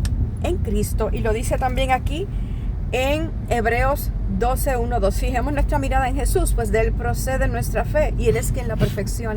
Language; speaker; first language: Spanish; native; Spanish